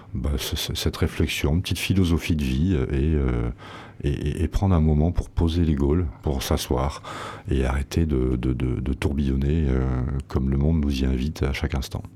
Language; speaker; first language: French; native; French